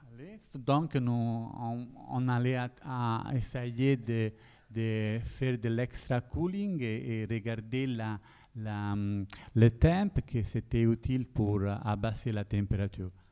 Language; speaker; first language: French; non-native, learner; Italian